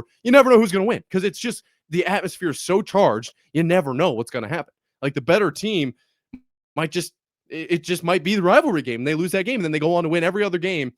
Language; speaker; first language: English; native; English